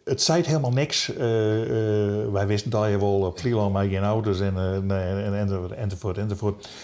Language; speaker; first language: Dutch; native; Dutch